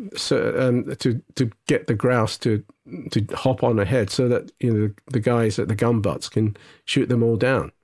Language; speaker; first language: English; non-native, local second language; Japanese